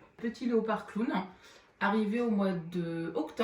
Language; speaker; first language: French; native; French